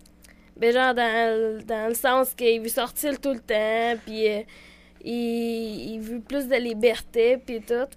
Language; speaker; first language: French; early bilingual, other home language; Spanish